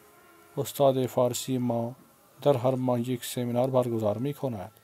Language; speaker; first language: Persian; non-native, fluent; Urdu